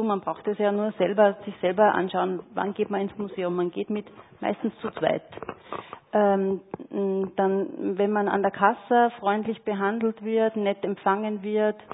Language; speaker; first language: German; native; German